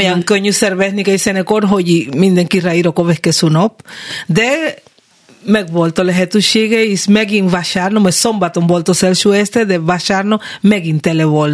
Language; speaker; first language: Hungarian; non-native, learner; Spanish